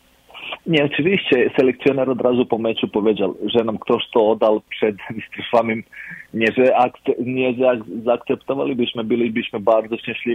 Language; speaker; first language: Polish; non-native, fluent; Croatian